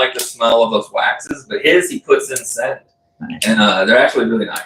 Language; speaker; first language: English; native; English